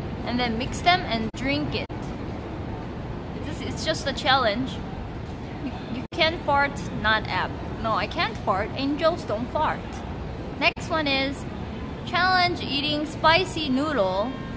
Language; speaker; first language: English; non-native, learner; Korean